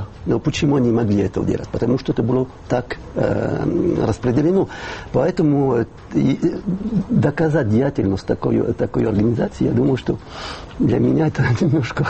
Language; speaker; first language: Russian; non-native, fluent; French